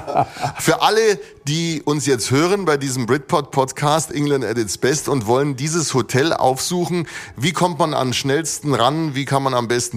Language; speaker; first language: German; native; German